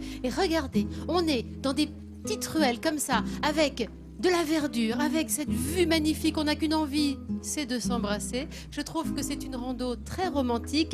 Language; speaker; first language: French; native; French